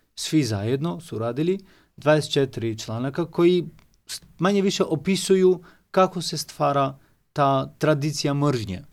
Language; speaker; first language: Serbian; non-native, fluent; Albanian